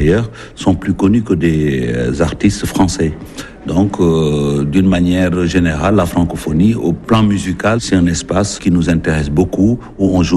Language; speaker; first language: French; non-native, local second language; Wolof